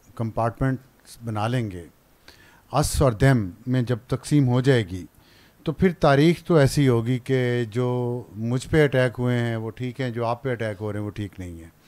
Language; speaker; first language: Urdu; non-native, local second language; Punjabi